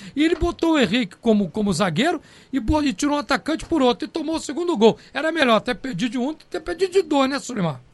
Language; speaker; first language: Portuguese; native; Portuguese